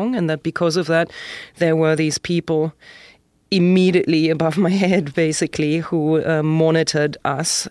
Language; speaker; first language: English; non-native, fluent; German